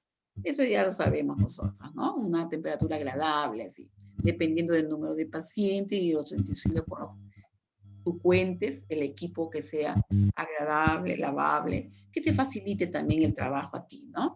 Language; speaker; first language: Spanish; native; Spanish